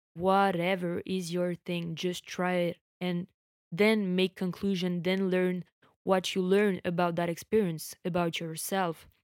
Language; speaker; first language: English; non-native, fluent; French